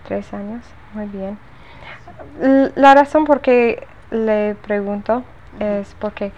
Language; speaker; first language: Spanish; non-native, learner; English